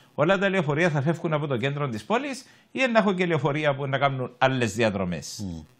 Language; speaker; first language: Greek; native; Greek